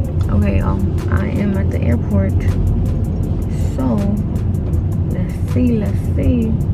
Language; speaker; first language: English; early bilingual, other home language; Spanish